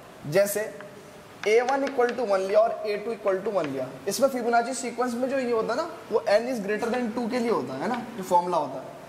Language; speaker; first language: Hindi; native; Hindi